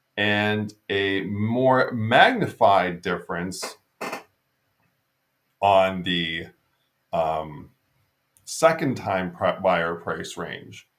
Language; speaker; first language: English; native; English